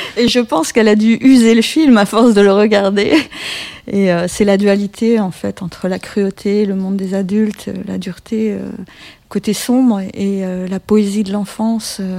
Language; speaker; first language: French; native; French